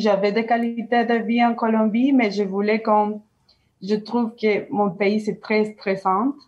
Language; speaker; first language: French; non-native, learner; Spanish